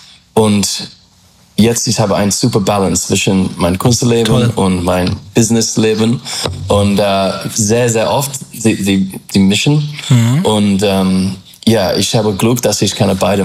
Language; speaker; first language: German; non-native, learner; English